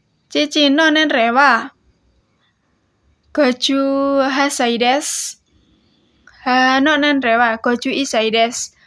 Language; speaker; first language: Japanese; non-native, learner; Indonesian